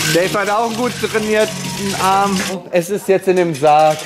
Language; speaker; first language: German; native; German